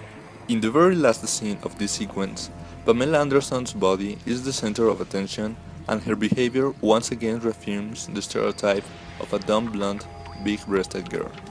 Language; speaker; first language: English; non-native, fluent; Spanish